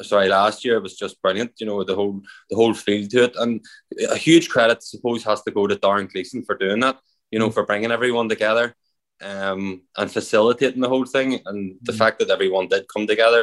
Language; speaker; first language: English; native; English